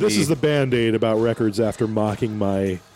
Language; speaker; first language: English; native; English